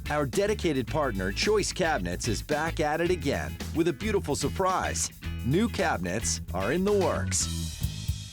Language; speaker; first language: English; native; English